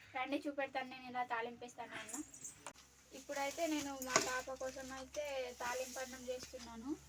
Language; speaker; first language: Telugu; non-native, local second language; Marathi